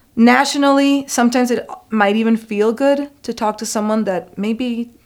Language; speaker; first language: English; non-native, fluent; Spanish